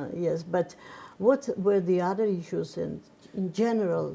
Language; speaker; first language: English; non-native, fluent; Georgian